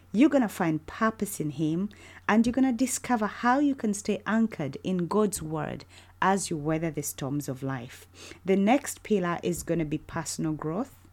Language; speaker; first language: English; non-native, local second language; Ganda